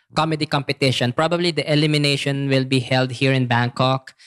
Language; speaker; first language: English; non-native, local second language; Filipino